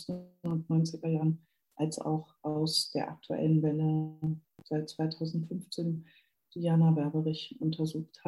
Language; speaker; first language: German; native; German